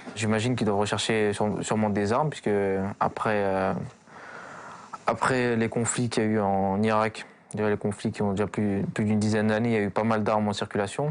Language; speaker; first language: French; early bilingual, other home language; Kurdish